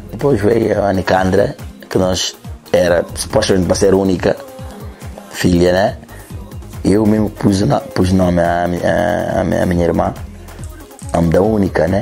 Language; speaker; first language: Portuguese; non-native, local second language; Upper Guinea Crioulo